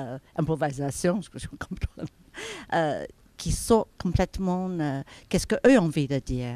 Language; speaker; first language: French; non-native, fluent; English